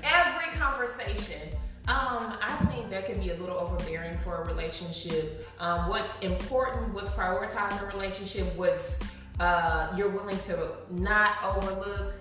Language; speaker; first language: English; native; English